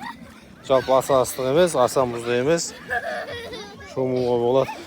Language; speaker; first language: Kazakh; native; Kazakh